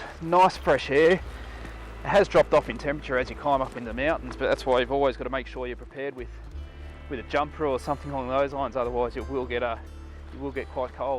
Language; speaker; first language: English; native; English